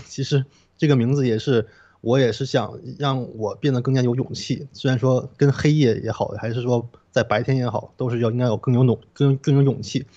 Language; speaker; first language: Chinese; non-native, local second language; Korean